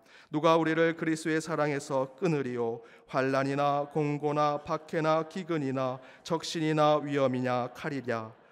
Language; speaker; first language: Korean; native; Korean